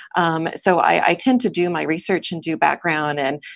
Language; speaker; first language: English; native; English